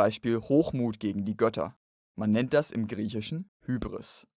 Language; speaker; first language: German; native; German